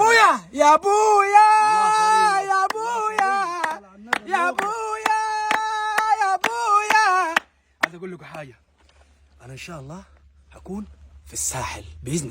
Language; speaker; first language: Arabic; native; Arabic